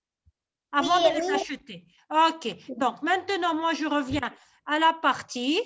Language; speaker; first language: French; non-native, local second language; Arabic